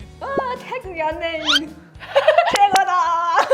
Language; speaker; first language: Korean; non-native, learner; Thai